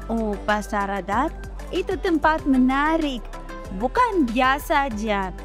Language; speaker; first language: Indonesian; non-native, fluent; Russian